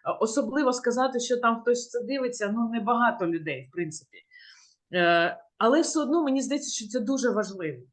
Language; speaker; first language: Ukrainian; native; Ukrainian